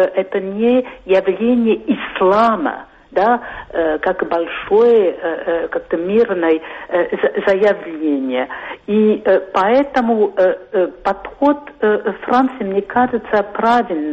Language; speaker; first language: Russian; non-native, fluent; French